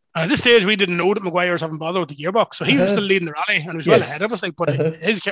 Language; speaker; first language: English; native; English